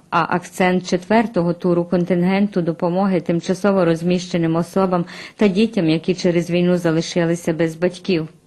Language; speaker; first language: Ukrainian; early bilingual, heritage; Ukrainian